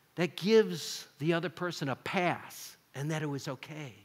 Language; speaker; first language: English; native; English